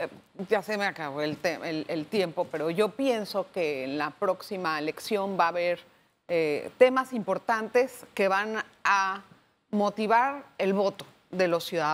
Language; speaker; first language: Spanish; native; Spanish